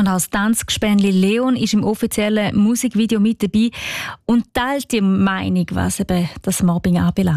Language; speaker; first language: German; native; German